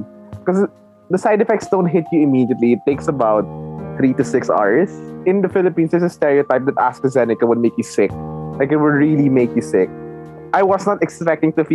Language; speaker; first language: English; non-native, local second language; Filipino